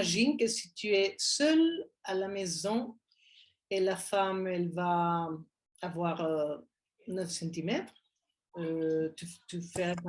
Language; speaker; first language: French; non-native, fluent; Spanish